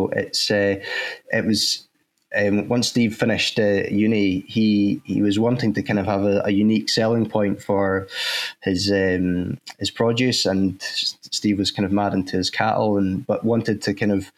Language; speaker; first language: English; native; English